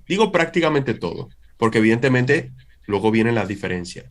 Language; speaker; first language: Spanish; native; Spanish